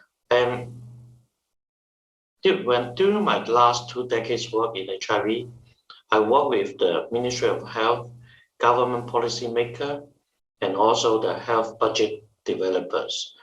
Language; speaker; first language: English; non-native, fluent; Chinese